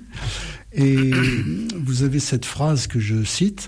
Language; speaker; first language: French; native; French